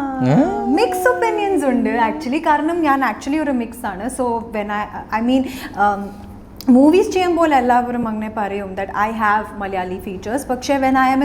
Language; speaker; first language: Malayalam; early bilingual, heritage; English